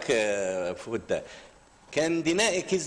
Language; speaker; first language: Turkish; non-native, learner; Arabic